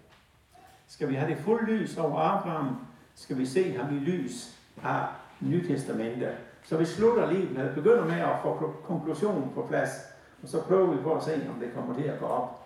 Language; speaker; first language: Danish; native; Danish